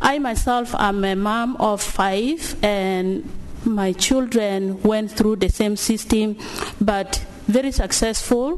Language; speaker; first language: English; non-native, fluent; Arabic